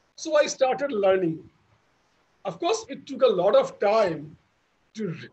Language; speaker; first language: English; non-native, local second language; Bangla